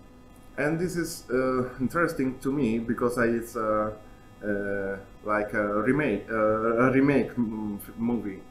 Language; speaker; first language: English; non-native, learner; Italian